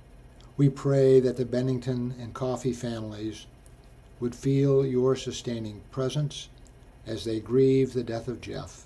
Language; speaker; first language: English; native; English